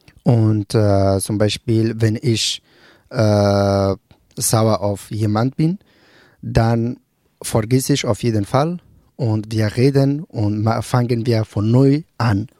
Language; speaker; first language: German; non-native, learner; Persian